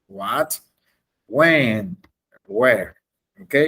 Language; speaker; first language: English; non-native, learner; Spanish